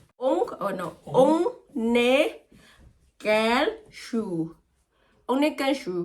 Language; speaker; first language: French; non-native, learner; Thai